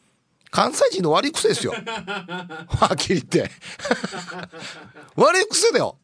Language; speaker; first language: Japanese; native; Japanese